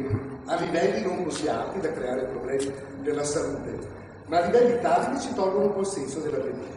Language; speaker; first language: Italian; native; Italian